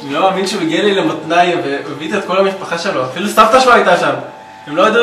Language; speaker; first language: Hebrew; native; Hebrew